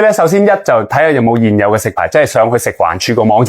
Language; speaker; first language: Cantonese; native; Cantonese